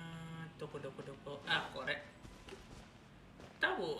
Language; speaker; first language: Japanese; non-native, learner; Indonesian